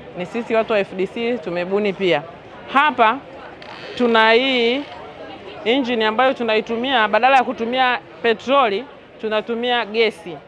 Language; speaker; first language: Swahili; native; Swahili